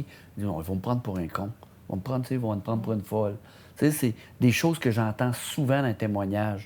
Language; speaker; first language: French; native; French